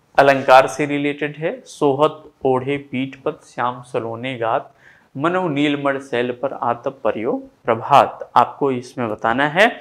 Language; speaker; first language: Hindi; native; Hindi